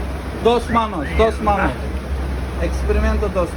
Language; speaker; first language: Spanish; non-native, learner; Azerbaijani